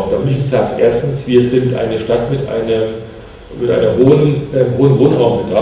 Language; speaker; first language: German; native; German